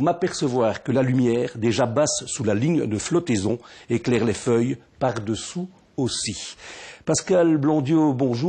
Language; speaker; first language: French; native; French